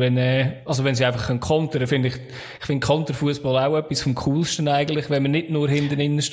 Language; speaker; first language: German; native; German